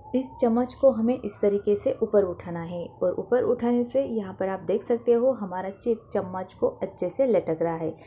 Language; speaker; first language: Hindi; non-native, local second language; Marathi